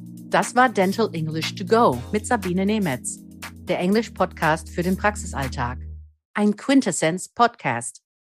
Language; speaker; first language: German; native; German